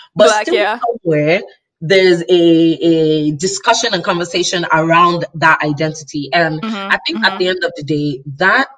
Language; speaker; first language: English; non-native, local second language; Yoruba